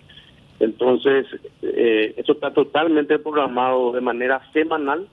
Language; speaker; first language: Spanish; native; Spanish